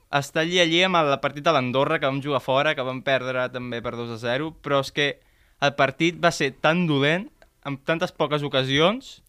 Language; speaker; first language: Catalan; native; Catalan